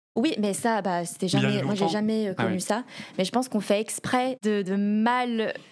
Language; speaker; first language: French; early bilingual, heritage; English